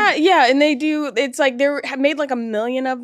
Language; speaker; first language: English; native; English